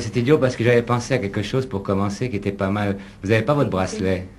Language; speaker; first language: French; native; French